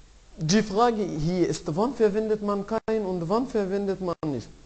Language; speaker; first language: German; non-native, fluent; Arabic